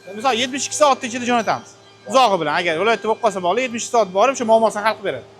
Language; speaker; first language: Uzbek; native; Uzbek